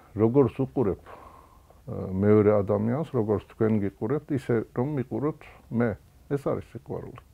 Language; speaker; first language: Georgian; early bilingual, heritage; Georgian